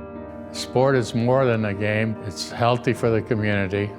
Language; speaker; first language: English; native; English